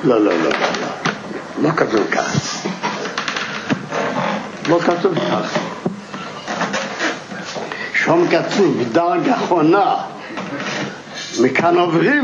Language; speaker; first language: Hebrew; non-native, fluent; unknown